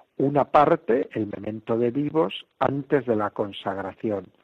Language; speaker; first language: Spanish; native; Spanish